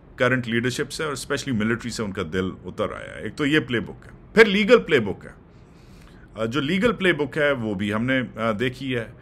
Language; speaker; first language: Urdu; native; Urdu